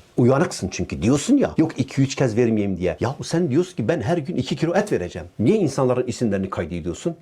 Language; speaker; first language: Turkish; non-native, local second language; Kurdish